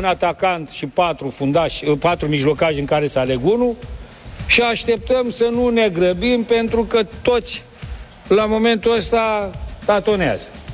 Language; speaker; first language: Romanian; native; Romanian